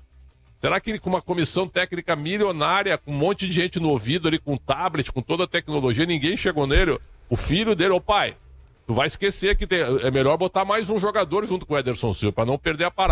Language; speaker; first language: Portuguese; native; Portuguese